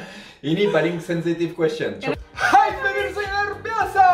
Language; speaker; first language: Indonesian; non-native, fluent; French